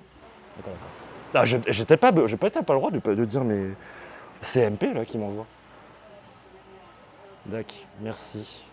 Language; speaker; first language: French; native; French